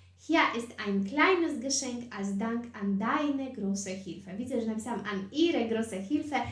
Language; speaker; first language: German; non-native, fluent; Polish